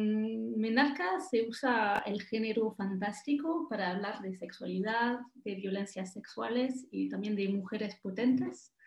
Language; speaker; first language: Spanish; non-native, fluent; French